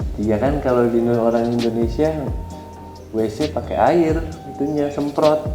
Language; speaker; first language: Indonesian; native; Indonesian